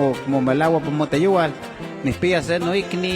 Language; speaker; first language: Spanish; native; Spanish